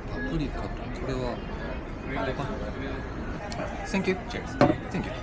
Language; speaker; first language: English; non-native, learner; Japanese